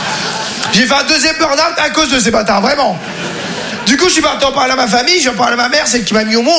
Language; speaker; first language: French; native; French